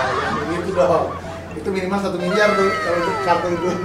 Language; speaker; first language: Indonesian; native; Indonesian